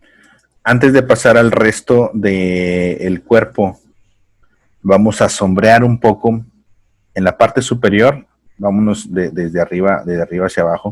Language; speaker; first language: Spanish; native; Spanish